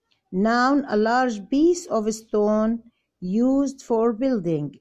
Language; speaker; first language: English; non-native, fluent; Arabic